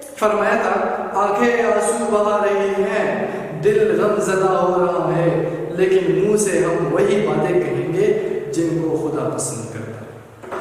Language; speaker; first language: Urdu; non-native, local second language; Pashto